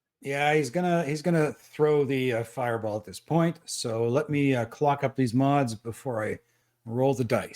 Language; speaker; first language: English; native; English